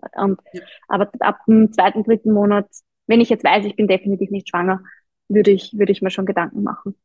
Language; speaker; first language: German; native; German